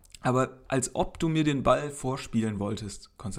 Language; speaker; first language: German; native; German